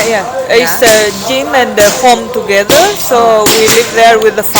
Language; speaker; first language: English; non-native, fluent; Greek